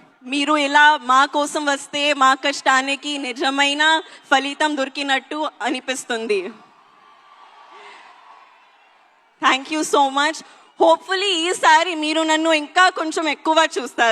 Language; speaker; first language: Telugu; non-native, learner; Hindi